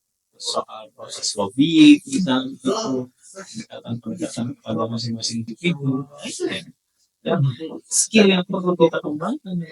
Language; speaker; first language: Indonesian; native; Indonesian